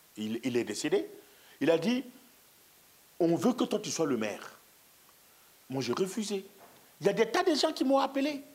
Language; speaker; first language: French; non-native, local second language; Mossi